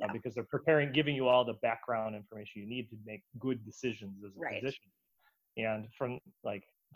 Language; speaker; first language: English; native; English